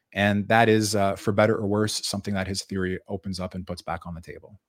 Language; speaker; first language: English; native; English